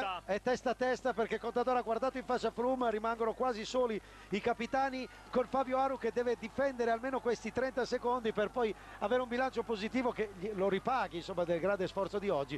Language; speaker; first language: Italian; native; Italian